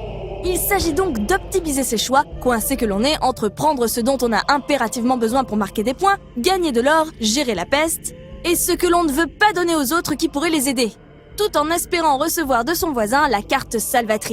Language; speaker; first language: French; native; French